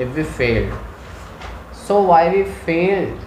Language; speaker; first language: English; non-native, learner; Hindi